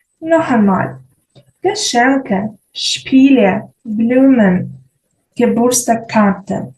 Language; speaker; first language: German; non-native, fluent; Ukrainian